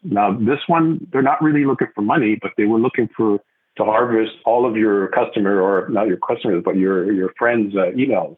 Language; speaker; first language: English; non-native, fluent; French